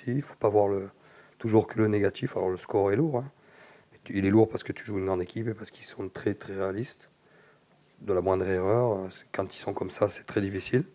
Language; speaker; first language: French; native; French